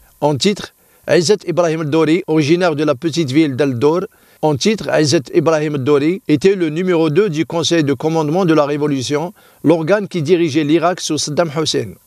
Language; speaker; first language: French; non-native, local second language; Arabic